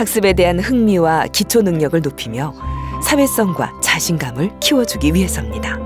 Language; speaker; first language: Korean; native; Korean